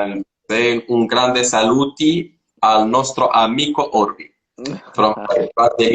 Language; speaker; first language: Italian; non-native, learner; Arabic